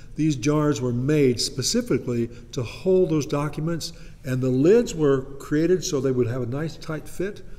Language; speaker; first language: English; native; English